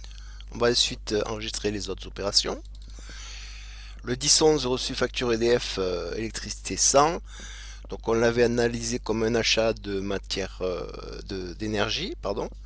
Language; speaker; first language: French; native; French